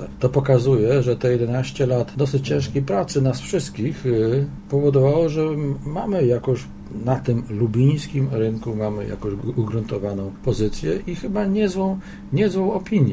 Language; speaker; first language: Polish; native; Polish